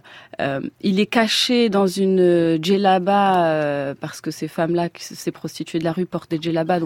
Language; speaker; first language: French; non-native, local second language; Arabic